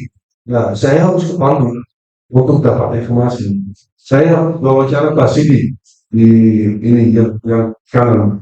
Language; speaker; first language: Indonesian; non-native, fluent; Dutch